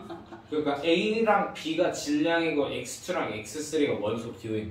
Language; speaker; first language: Korean; native; Korean